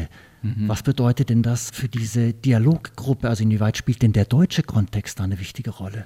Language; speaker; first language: German; native; German